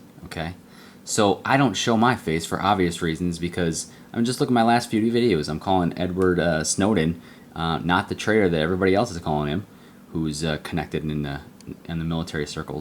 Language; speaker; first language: English; native; English